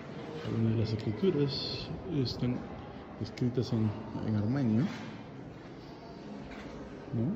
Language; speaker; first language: Spanish; early bilingual, heritage; Spanish